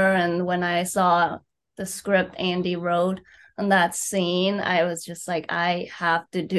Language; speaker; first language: English; non-native, fluent; Chinese